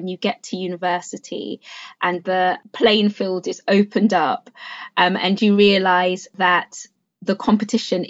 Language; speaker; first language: English; native; English